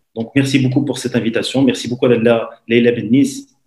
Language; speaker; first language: French; non-native, local second language; Arabic